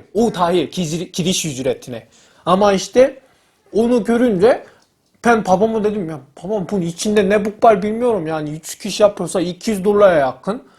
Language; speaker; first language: Turkish; non-native, learner; Korean